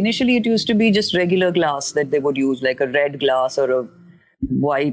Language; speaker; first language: English; non-native, local second language; Hindi